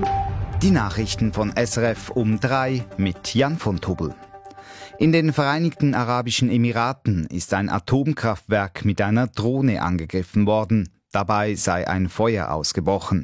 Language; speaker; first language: German; native; German